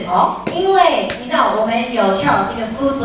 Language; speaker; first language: Chinese; early bilingual, heritage; Chinese